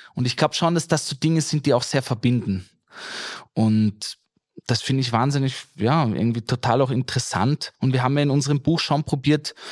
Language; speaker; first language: German; native; German